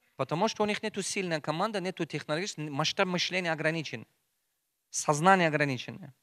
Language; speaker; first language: Russian; non-native, local second language; Tajik